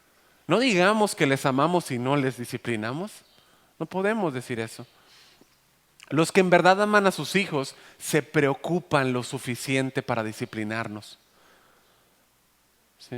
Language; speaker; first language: Spanish; native; Spanish